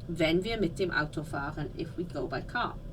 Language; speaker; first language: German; non-native, fluent; English